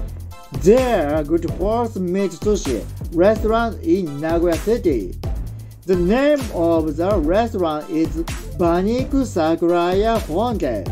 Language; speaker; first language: English; non-native, learner; Japanese